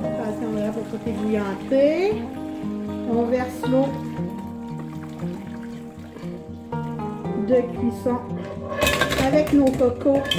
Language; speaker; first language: French; native; French